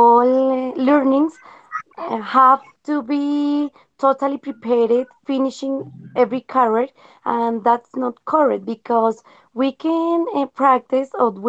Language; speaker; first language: English; non-native, learner; Spanish